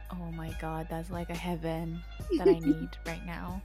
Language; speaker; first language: English; non-native, fluent; Japanese